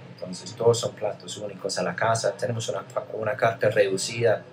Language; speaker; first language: Spanish; non-native, fluent; English